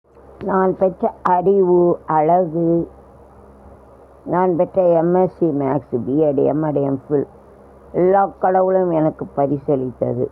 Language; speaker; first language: Tamil; native; Tamil